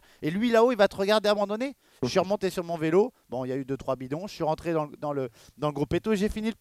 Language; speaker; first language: French; native; French